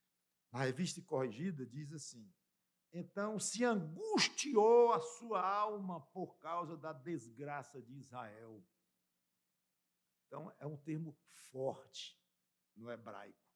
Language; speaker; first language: Portuguese; native; Portuguese